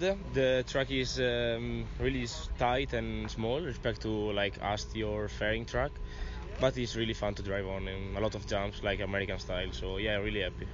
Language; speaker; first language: English; non-native, learner; Italian